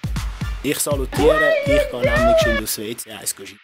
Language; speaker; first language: German; native; German